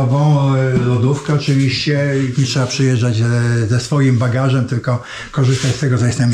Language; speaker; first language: Polish; native; Polish